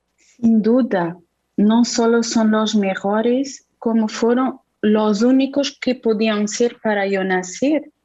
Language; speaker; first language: Spanish; non-native, fluent; Portuguese